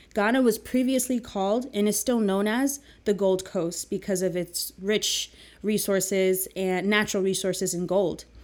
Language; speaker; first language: English; early bilingual, other home language; Akan